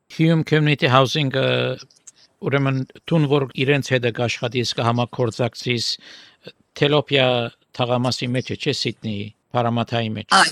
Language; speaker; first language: Armenian; native; Armenian